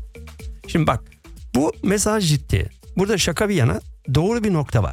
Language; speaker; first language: Turkish; native; Turkish